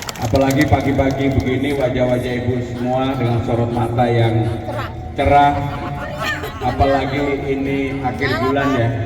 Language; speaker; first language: Indonesian; native; Indonesian